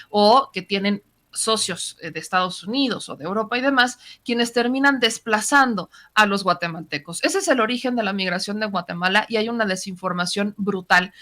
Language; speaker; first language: Spanish; native; Spanish